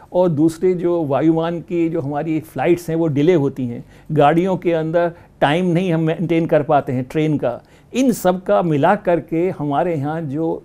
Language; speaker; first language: Hindi; native; Hindi